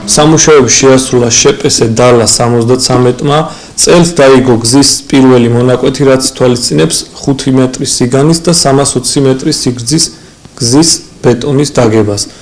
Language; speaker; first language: Georgian; native; Georgian